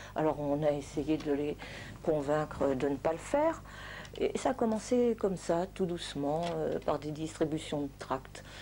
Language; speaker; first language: French; native; French